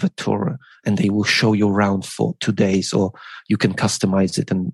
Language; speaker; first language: English; non-native, fluent; Polish